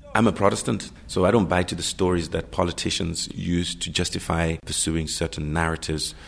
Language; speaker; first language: English; native; English